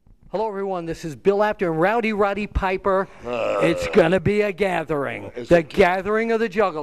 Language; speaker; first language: English; native; English